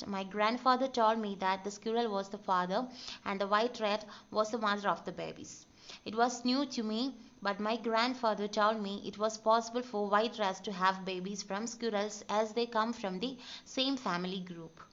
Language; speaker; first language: English; non-native, local second language; Malayalam